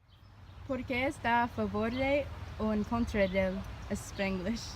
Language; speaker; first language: Spanish; non-native, learner; English